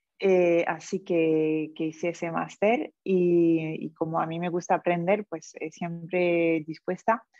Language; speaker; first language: Spanish; non-native, fluent; French